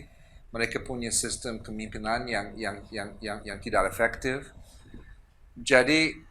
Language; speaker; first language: Indonesian; non-native, fluent; English